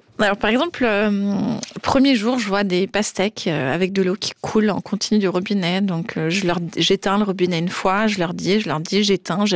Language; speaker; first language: French; native; French